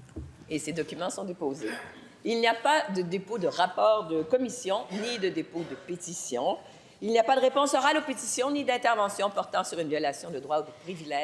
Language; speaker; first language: French; native; French